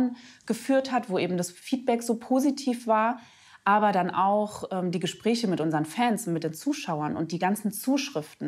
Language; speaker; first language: German; native; German